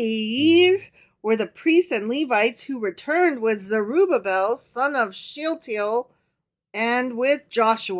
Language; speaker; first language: English; native; English